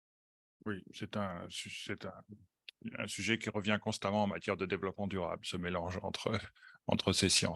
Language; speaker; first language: French; native; French